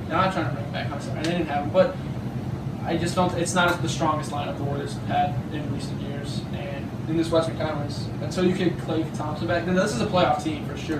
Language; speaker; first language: English; native; English